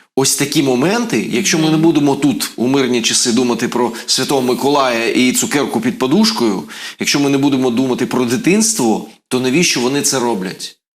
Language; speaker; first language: Ukrainian; native; Ukrainian